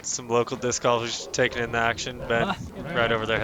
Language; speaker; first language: English; native; English